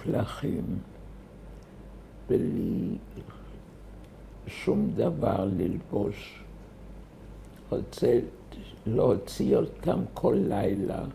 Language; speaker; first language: Hebrew; early bilingual, other home language; German